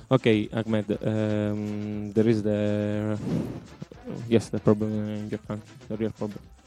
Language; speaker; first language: English; non-native, learner; Italian